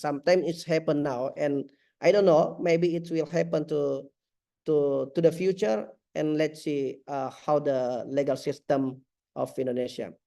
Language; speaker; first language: English; non-native, fluent; Indonesian